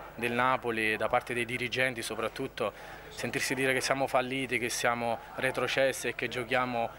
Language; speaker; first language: Italian; native; Italian